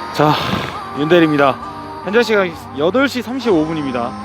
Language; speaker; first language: Korean; native; Korean